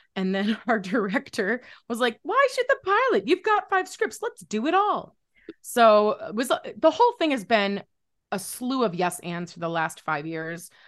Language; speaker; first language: English; native; English